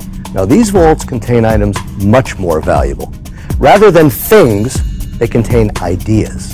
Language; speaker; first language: English; native; English